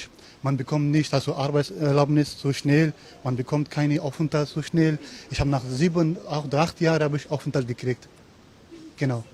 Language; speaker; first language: German; non-native, learner; Persian